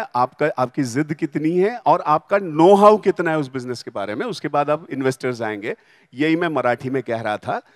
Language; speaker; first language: Hindi; non-native, local second language; Marathi